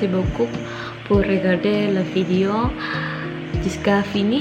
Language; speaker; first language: French; non-native, learner; Indonesian